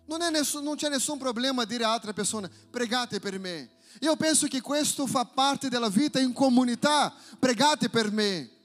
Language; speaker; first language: Italian; non-native, fluent; Portuguese